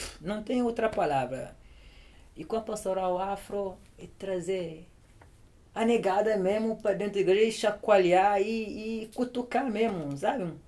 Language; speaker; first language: Portuguese; non-native, local second language; Kabuverdianu